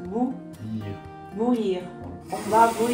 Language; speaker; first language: French; non-native, learner; Korean